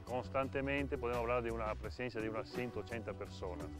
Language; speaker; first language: Spanish; non-native, fluent; Italian